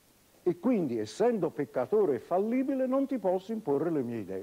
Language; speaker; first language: Italian; native; Italian